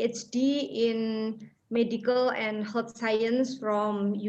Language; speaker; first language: English; non-native, fluent; Indonesian